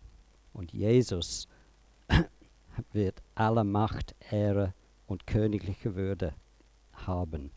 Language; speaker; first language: German; non-native, fluent; English